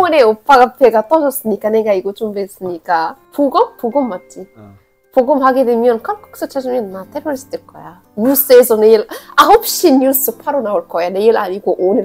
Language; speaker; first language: Korean; non-native, fluent; Arabic